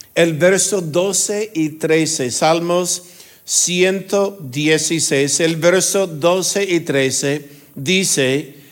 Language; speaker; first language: Spanish; non-native, fluent; English